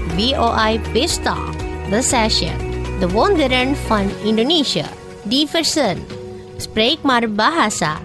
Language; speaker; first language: Dutch; non-native, fluent; Indonesian